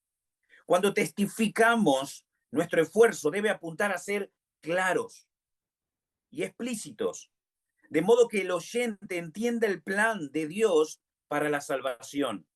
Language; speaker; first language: Spanish; native; Spanish